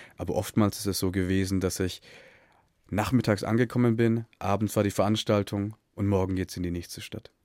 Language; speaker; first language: German; early bilingual, other home language; Tamil